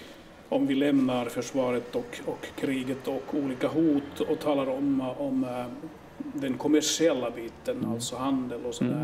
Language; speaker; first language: Swedish; non-native, local second language; Finnish